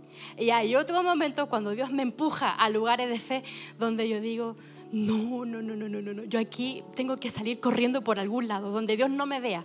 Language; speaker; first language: Spanish; native; Spanish